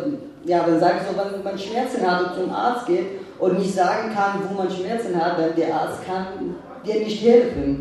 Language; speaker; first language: German; non-native, fluent; Kurdish